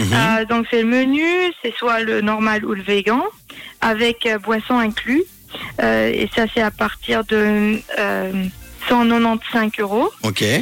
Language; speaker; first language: French; early bilingual, heritage; German